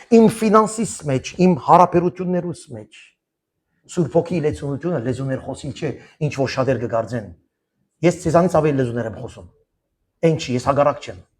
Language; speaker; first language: Armenian; early bilingual, heritage; Armenian